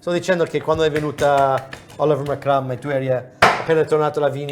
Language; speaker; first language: Italian; non-native, fluent; English